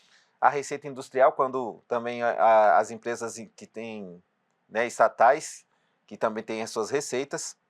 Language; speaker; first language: Portuguese; native; Portuguese